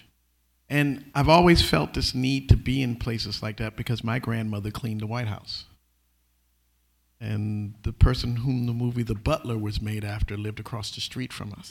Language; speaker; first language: English; native; English